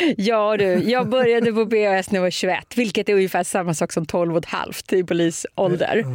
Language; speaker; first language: Swedish; native; Swedish